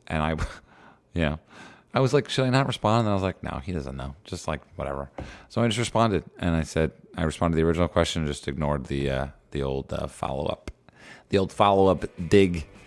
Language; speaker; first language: English; native; English